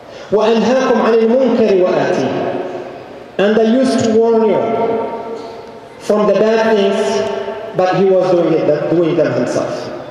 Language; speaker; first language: English; non-native, fluent; Arabic